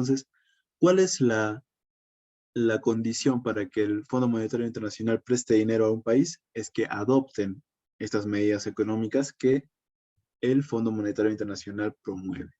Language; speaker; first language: Spanish; native; Spanish